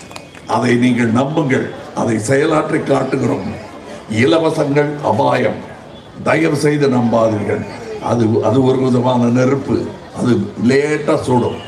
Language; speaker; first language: Tamil; native; Tamil